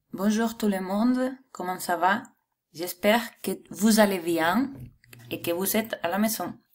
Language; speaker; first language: French; non-native, fluent; Spanish